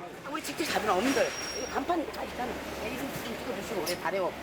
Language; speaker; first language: Korean; native; Korean